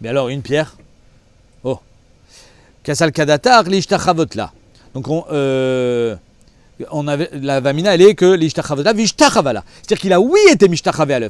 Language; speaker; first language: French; native; French